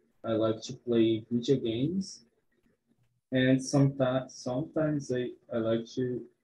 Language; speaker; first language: English; non-native, learner; Portuguese